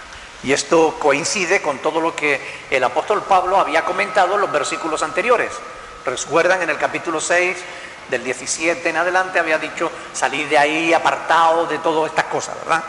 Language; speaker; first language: Spanish; native; Spanish